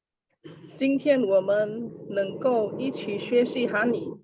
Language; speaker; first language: Chinese; non-native, learner; Indonesian